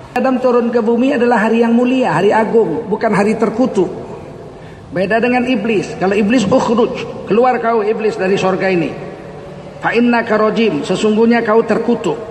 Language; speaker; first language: Indonesian; native; Indonesian